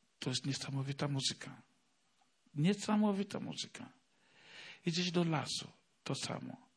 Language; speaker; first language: Polish; non-native, fluent; Igbo